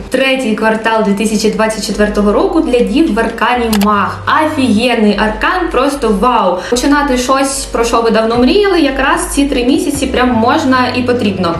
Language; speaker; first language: Ukrainian; non-native, local second language; Russian